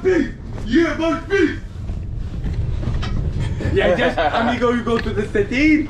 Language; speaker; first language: English; non-native, learner; Polish